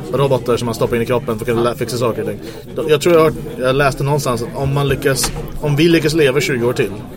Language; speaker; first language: Swedish; non-native, fluent; English